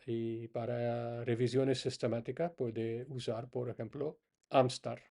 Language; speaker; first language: Spanish; non-native, fluent; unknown